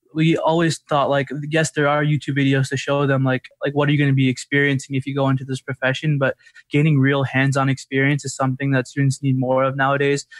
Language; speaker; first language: English; native; English